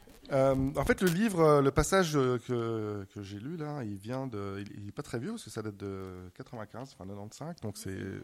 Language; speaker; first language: French; native; French